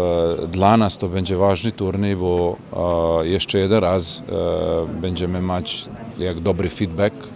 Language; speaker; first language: Polish; non-native, learner; Serbian